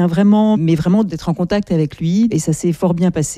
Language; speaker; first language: French; native; French